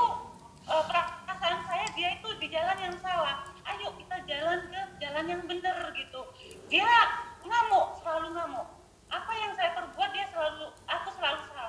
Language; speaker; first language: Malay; non-native, local second language; Javanese